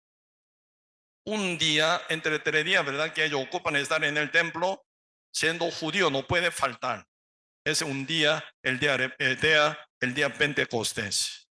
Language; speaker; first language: Spanish; non-native, learner; Korean